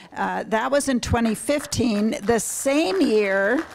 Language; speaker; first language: English; native; English